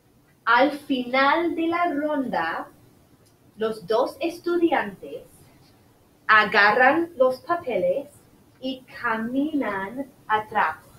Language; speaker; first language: Spanish; non-native, learner; English